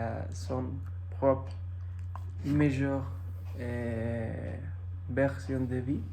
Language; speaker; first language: French; non-native, fluent; Spanish